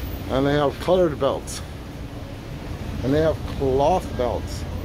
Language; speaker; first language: English; native; English